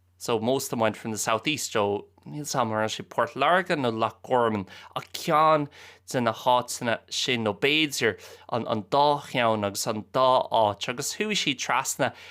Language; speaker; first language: Irish; native; Irish